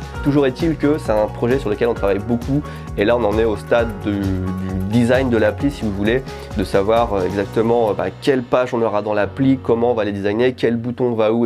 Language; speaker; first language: French; native; French